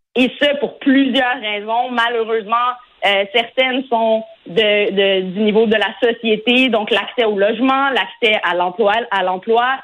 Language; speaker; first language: French; early bilingual, other home language; Arabic